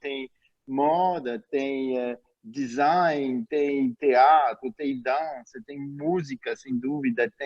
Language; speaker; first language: Portuguese; non-native, fluent; French